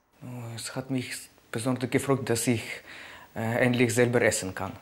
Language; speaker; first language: German; non-native, fluent; Ukrainian